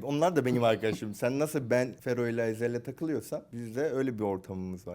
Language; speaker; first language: Turkish; non-native, fluent; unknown